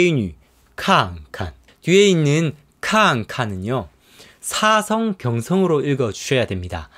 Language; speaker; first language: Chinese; non-native, fluent; Korean